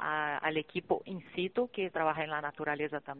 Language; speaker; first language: Spanish; non-native, fluent; Portuguese